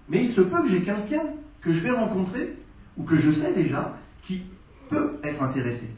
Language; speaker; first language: French; native; French